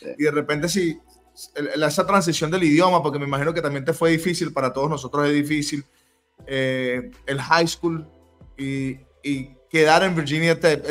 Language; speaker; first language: Spanish; native; Spanish